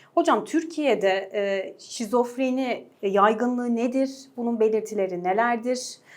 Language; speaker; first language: Turkish; native; Turkish